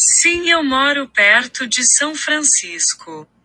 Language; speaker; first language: Portuguese; non-native, learner; English